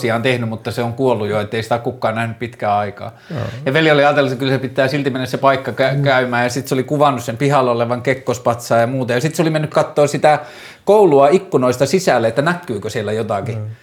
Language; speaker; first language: Finnish; native; Finnish